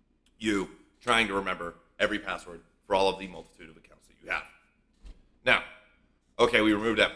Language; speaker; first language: English; native; English